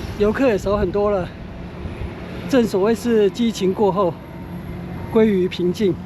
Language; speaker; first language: Chinese; native; Chinese